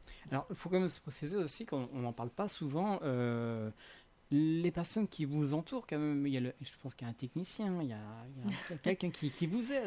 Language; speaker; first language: French; native; French